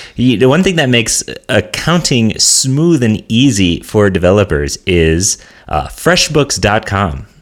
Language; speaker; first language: English; native; English